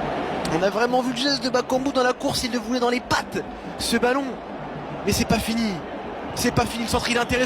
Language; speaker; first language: French; native; French